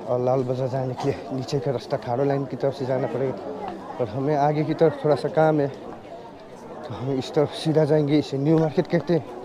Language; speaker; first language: Hindi; non-native, local second language; Nepali